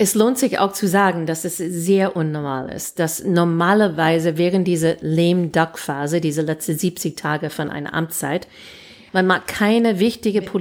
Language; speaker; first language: German; non-native, fluent; English